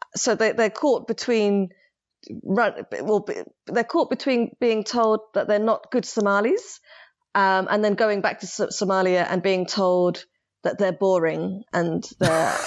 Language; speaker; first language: English; early bilingual, other home language; Somali